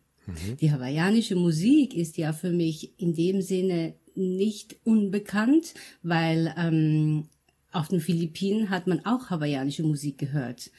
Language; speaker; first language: German; early bilingual, other home language; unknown